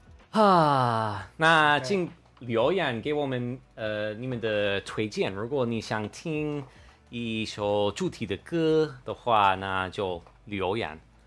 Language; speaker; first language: Chinese; non-native, learner; English